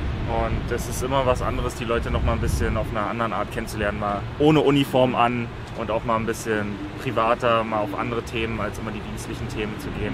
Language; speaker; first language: German; native; German